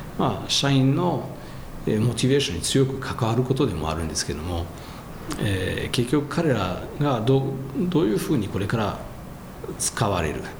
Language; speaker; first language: Japanese; non-native, fluent; French